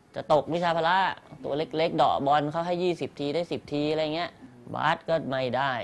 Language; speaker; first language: Thai; native; Thai